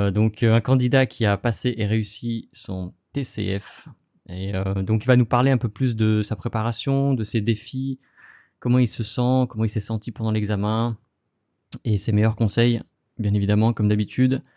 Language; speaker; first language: French; native; French